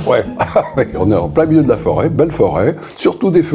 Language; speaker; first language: French; native; French